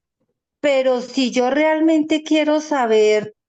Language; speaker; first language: Spanish; native; Spanish